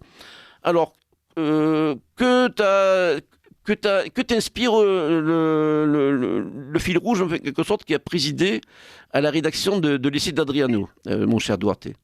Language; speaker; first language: French; native; French